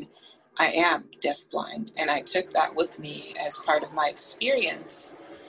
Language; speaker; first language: English; native; English